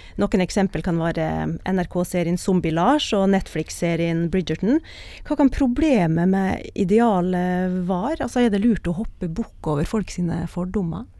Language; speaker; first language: Norwegian; native; Norwegian